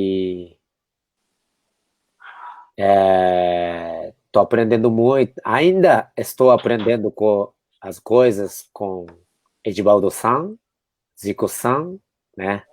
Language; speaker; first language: Portuguese; non-native, fluent; Japanese